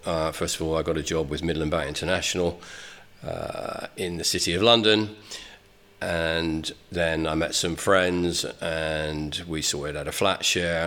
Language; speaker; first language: English; native; English